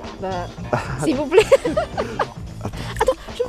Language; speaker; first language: French; non-native, fluent; Chinese